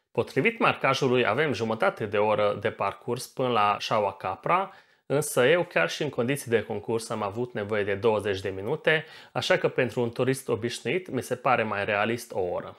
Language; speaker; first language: Romanian; non-native, local second language; Hungarian